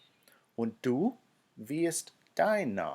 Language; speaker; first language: German; non-native, fluent; English